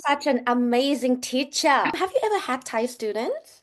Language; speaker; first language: English; non-native, fluent; Thai